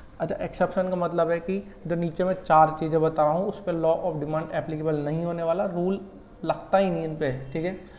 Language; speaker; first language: Hindi; native; Hindi